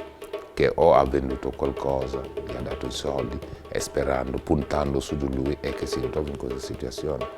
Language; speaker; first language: Italian; non-native, fluent; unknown